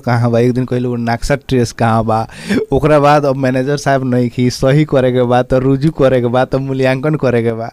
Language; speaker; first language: Bhojpuri; native; Bhojpuri